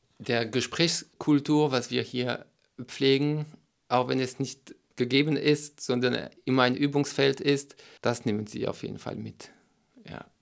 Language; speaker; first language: German; non-native, fluent; French